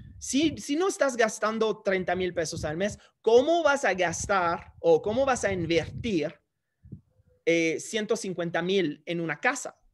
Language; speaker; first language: Spanish; non-native, fluent; English